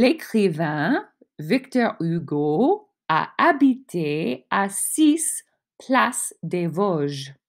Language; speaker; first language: French; non-native, fluent; English